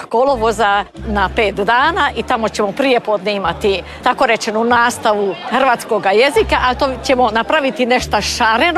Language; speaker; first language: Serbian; early bilingual, heritage; Croatian